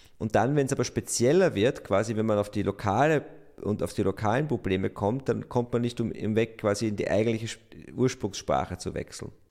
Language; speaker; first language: German; native; German